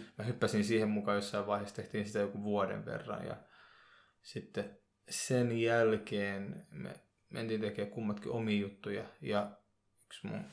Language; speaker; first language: Finnish; early bilingual, other home language; Oromo